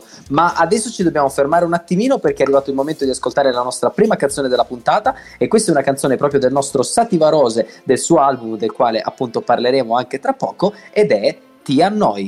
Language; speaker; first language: Italian; native; Italian